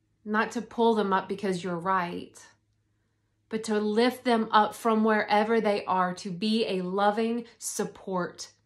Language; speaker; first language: English; native; English